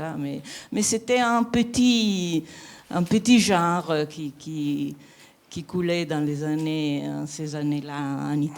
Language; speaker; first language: French; non-native, fluent; Italian